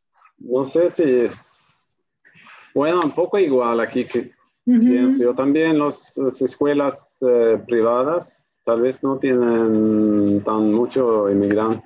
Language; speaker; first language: Spanish; non-native, fluent; Swedish